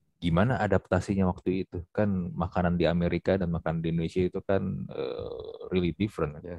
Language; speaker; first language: Indonesian; native; Indonesian